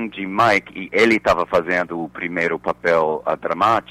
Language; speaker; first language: Portuguese; non-native, fluent; English